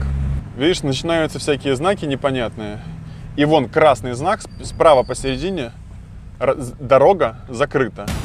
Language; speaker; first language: Russian; native; Russian